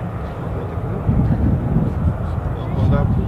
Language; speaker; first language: Dutch; non-native, learner; Indonesian